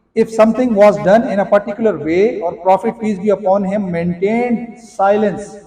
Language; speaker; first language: English; non-native, local second language; Urdu